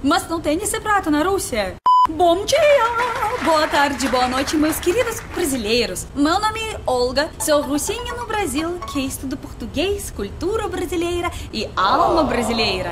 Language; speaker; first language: Portuguese; non-native, learner; Russian